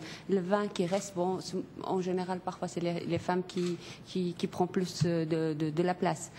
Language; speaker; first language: French; non-native, fluent; Kurdish